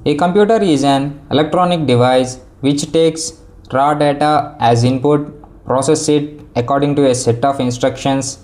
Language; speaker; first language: English; non-native, local second language; Telugu